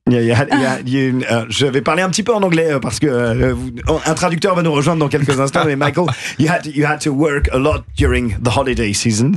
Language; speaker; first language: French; native; French